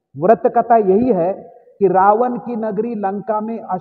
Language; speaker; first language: Hindi; non-native, local second language; Marathi